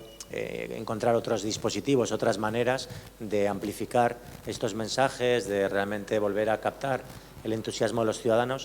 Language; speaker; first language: Spanish; native; Spanish